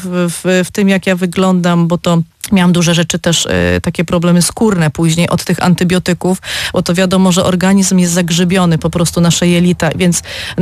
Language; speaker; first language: Polish; native; Polish